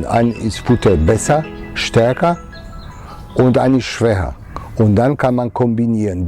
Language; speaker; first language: German; non-native, fluent; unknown